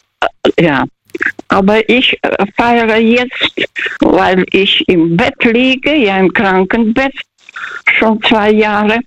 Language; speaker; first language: German; non-native, fluent; Russian